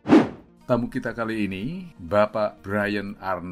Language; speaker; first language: Indonesian; native; Indonesian